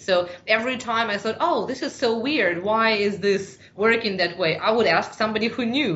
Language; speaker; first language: English; non-native, fluent; Ukrainian